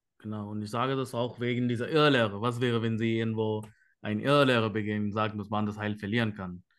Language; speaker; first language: German; non-native, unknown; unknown